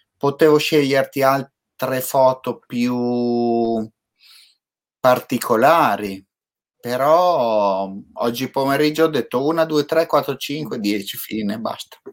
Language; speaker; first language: Italian; native; Italian